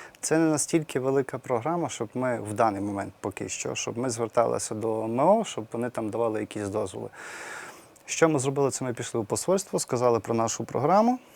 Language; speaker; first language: Ukrainian; native; Ukrainian